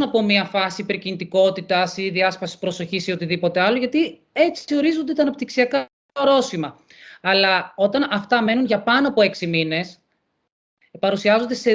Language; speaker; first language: Greek; native; Greek